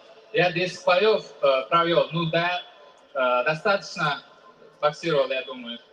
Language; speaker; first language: Russian; non-native, fluent; Uzbek